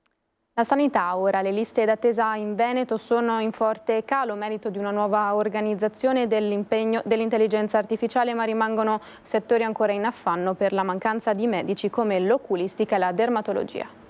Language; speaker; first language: Italian; native; Italian